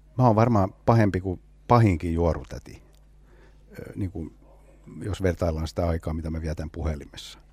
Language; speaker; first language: Finnish; non-native, local second language; Swedish